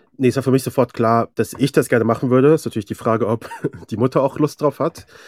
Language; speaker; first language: German; early bilingual, other home language; Persian